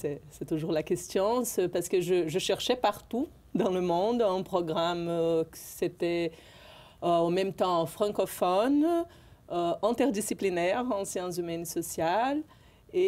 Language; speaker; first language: French; non-native, fluent; Portuguese